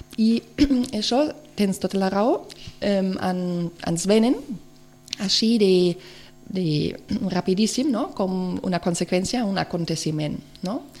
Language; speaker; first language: Catalan; non-native, local second language; Spanish